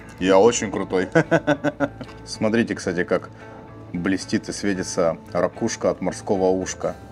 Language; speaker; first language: Russian; native; Russian